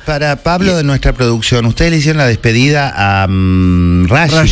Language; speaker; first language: Spanish; native; Spanish